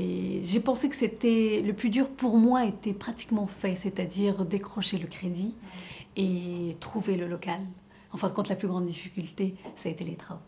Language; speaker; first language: French; native; French